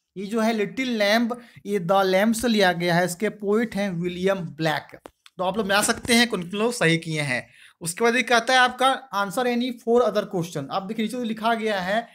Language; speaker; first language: Hindi; native; Hindi